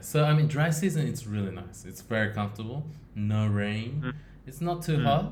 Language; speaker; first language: English; early bilingual, other home language; Japanese